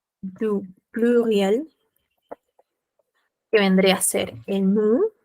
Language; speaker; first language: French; non-native, fluent; Spanish